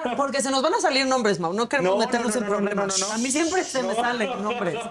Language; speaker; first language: Spanish; native; Spanish